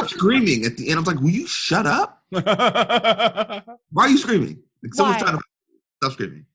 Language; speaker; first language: English; native; English